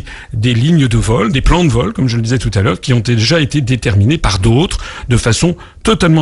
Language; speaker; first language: French; native; French